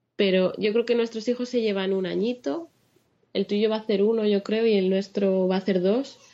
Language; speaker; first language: Spanish; native; Spanish